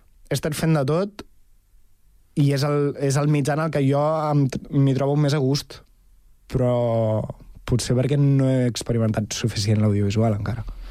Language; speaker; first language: Catalan; native; Catalan